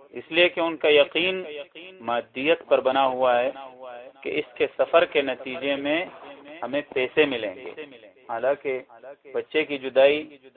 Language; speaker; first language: Urdu; non-native, local second language; Pashto